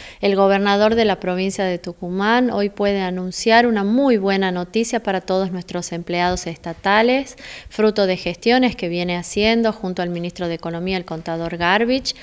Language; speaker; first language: Spanish; native; Spanish